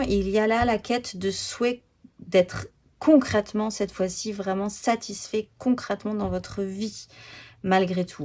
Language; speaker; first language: French; native; French